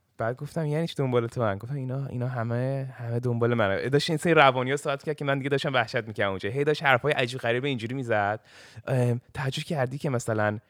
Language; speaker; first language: Persian; early bilingual, heritage; Persian